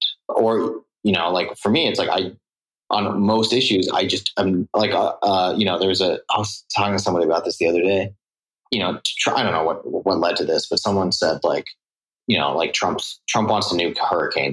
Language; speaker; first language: English; native; English